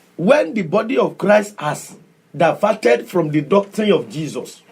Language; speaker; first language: English; non-native, local second language; Yoruba